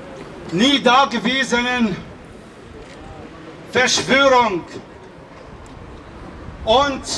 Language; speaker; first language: German; non-native, fluent; Kurdish